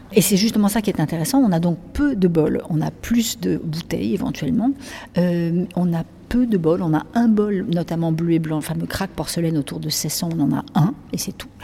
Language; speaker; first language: French; native; French